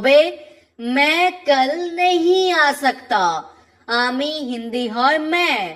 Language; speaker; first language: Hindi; non-native, fluent; Bangla